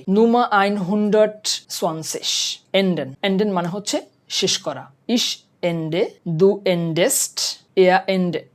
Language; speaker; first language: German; non-native, fluent; Bangla